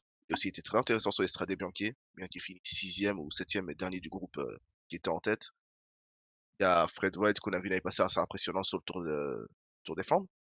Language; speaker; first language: French; native; French